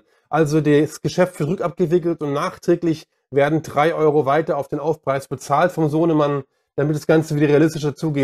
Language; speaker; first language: German; native; German